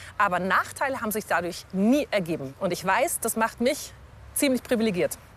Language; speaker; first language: German; native; German